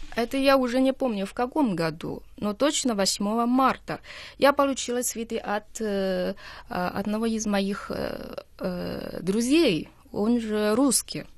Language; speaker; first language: Russian; non-native, fluent; Chinese